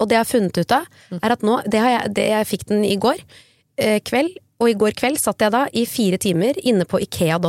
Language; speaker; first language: Norwegian; native; Norwegian